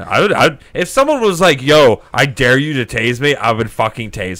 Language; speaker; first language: English; native; English